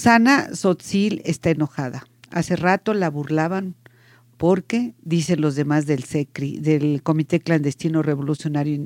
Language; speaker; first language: Spanish; native; Spanish